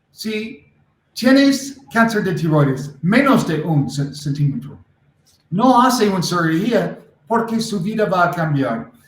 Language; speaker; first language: Spanish; non-native, learner; English